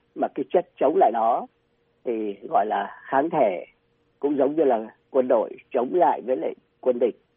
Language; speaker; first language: Vietnamese; native; Vietnamese